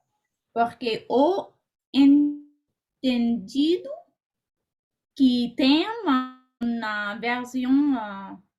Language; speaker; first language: Portuguese; non-native, learner; English